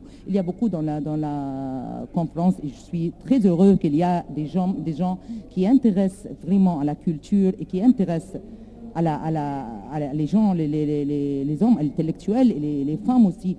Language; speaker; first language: French; non-native, learner; Arabic